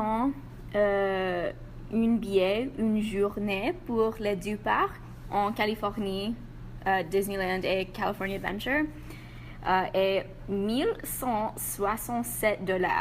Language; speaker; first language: French; non-native, learner; English